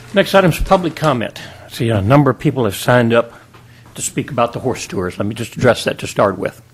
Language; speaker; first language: English; native; English